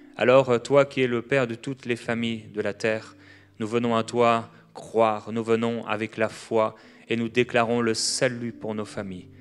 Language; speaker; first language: French; native; French